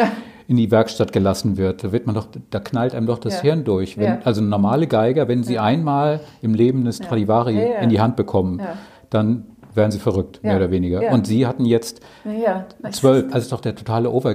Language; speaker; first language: German; native; German